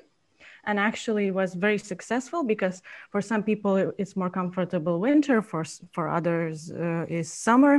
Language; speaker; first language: English; non-native, fluent; Lithuanian